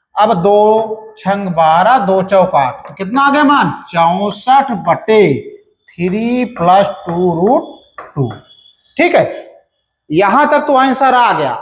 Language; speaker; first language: Hindi; native; Hindi